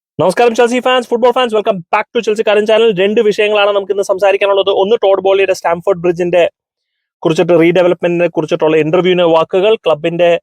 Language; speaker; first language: Malayalam; native; Malayalam